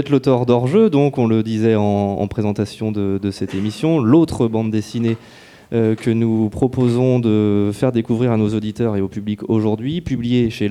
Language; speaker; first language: French; native; French